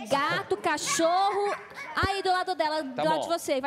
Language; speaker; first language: Portuguese; native; Portuguese